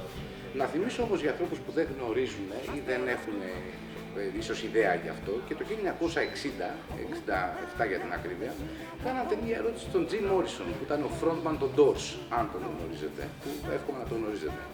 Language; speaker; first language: Greek; native; Greek